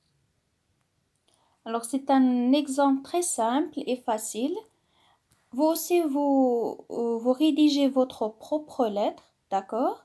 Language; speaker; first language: French; non-native, local second language; Arabic